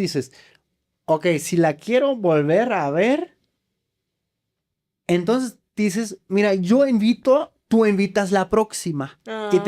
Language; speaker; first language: Spanish; non-native, fluent; German